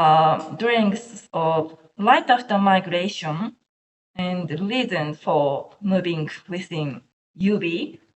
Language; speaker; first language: English; non-native, learner; Japanese